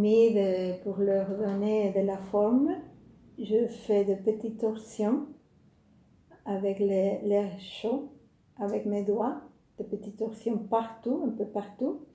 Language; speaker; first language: French; non-native, fluent; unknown